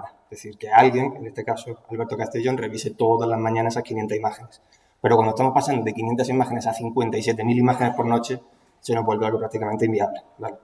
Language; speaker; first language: Spanish; native; Spanish